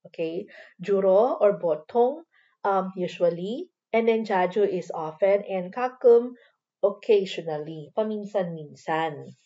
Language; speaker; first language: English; non-native, local second language; Filipino